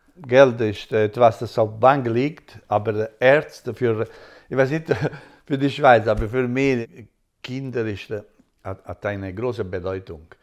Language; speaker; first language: German; non-native, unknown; Italian